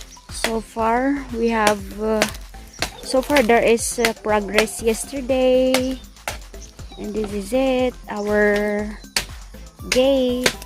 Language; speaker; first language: English; non-native, local second language; Filipino